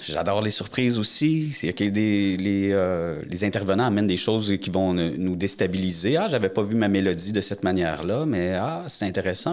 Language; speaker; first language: French; native; French